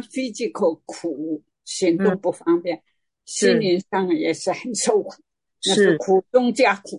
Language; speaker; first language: Chinese; native; Chinese